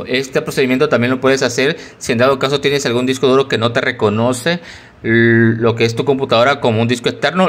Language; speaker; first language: Spanish; native; Spanish